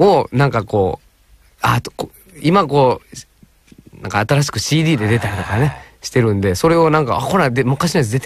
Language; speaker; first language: Japanese; native; Japanese